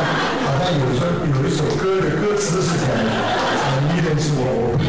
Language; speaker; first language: Chinese; native; Chinese